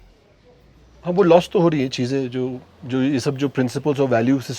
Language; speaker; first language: Hindi; native; Hindi